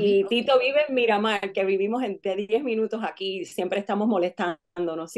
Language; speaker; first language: Spanish; native; Spanish